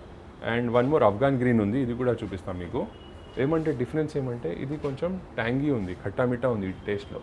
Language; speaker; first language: Telugu; non-native, local second language; Hindi